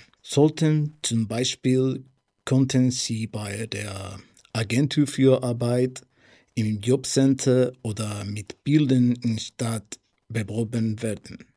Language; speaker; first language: German; non-native, learner; Spanish